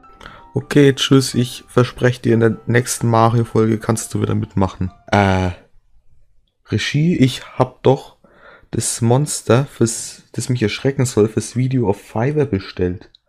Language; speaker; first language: German; native; German